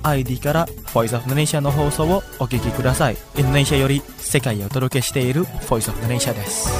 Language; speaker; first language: Japanese; non-native, fluent; Indonesian